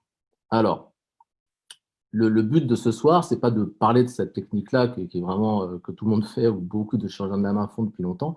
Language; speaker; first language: French; native; French